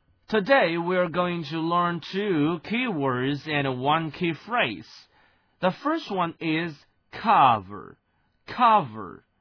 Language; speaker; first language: English; non-native, fluent; Chinese